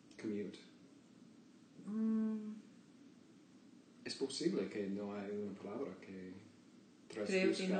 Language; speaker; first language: Spanish; early bilingual, heritage; Spanish